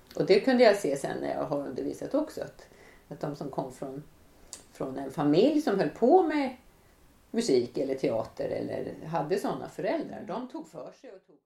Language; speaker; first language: Swedish; native; Swedish